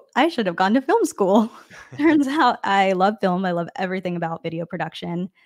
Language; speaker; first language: English; native; English